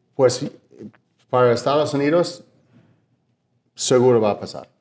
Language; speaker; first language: Spanish; non-native, learner; English